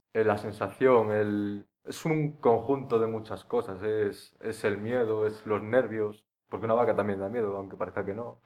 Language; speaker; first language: Spanish; native; Spanish